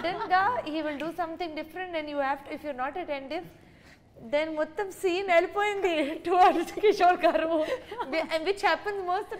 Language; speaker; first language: Telugu; non-native, learner; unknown